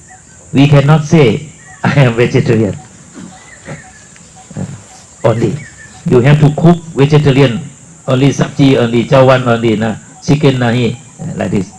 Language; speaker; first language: English; non-native, learner; Thai